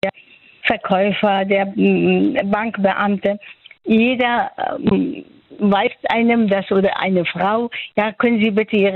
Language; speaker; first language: German; non-native, fluent; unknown